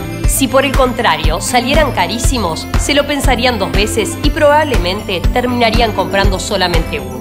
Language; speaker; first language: Spanish; native; Spanish